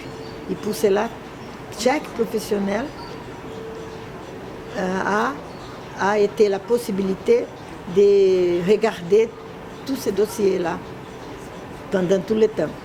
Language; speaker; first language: French; non-native, fluent; Portuguese